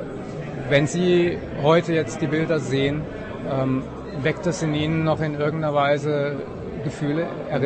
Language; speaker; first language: German; native; German